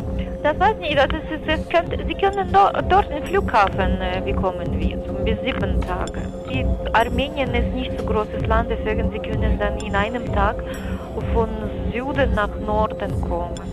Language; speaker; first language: German; non-native, fluent; Armenian